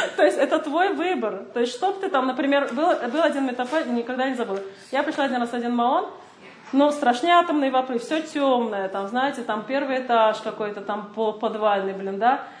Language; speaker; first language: Russian; early bilingual, heritage; Russian